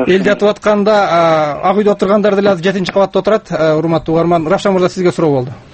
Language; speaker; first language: Kyrgyz; native; Kyrgyz